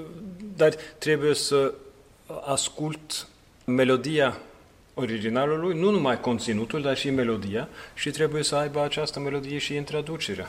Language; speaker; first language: Romanian; non-native, fluent; Norwegian